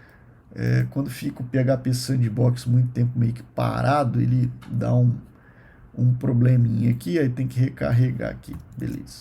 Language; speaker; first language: Portuguese; native; Portuguese